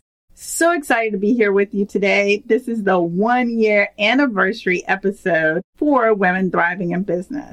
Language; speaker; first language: English; native; English